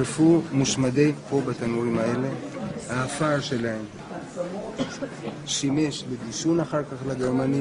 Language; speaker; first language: Hebrew; native; Hebrew